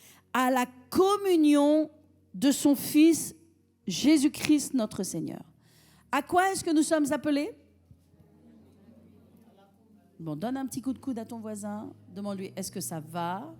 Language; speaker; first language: French; native; French